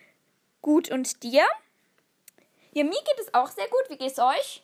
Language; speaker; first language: German; native; German